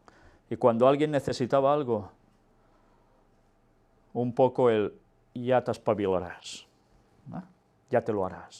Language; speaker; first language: Spanish; native; Spanish